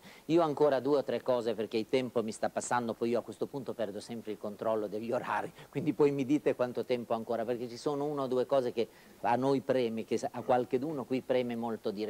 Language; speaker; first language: Italian; native; Italian